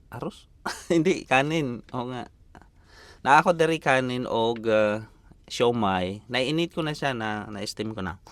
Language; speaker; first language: Filipino; native; Filipino